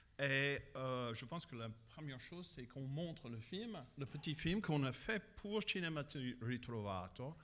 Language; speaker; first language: French; non-native, fluent; English